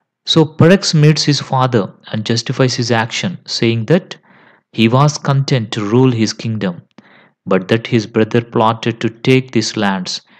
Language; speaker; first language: English; non-native, local second language; Telugu